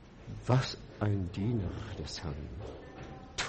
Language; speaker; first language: German; non-native, fluent; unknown